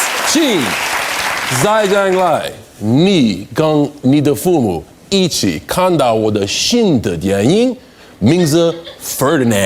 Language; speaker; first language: Chinese; non-native, learner; English